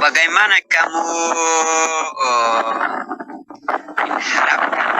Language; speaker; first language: Indonesian; non-native, learner; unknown